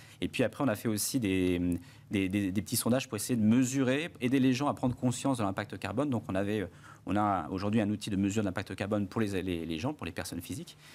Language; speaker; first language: French; native; French